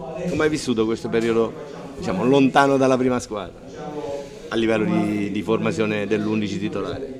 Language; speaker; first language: Italian; native; Italian